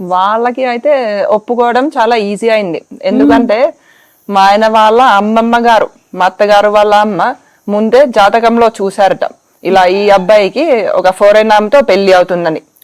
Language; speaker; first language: Telugu; non-native, fluent; Finnish